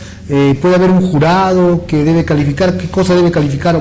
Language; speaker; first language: Spanish; native; Spanish